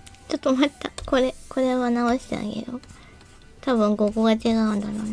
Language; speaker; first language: Japanese; native; Japanese